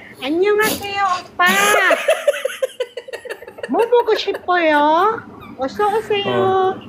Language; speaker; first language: Korean; non-native, learner; Filipino